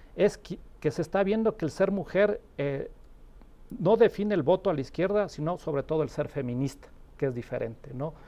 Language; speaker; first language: Spanish; native; Spanish